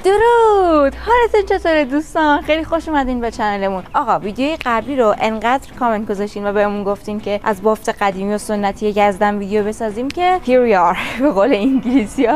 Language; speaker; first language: Persian; native; Persian